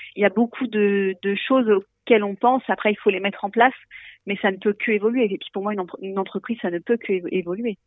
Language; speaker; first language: French; native; French